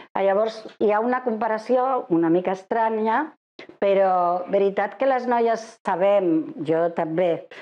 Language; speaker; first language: Catalan; non-native, fluent; Spanish